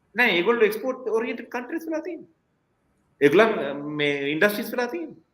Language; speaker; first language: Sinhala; non-native, local second language; Tamil